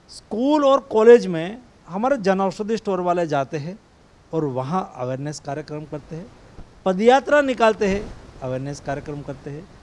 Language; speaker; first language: Hindi; non-native, local second language; Gujarati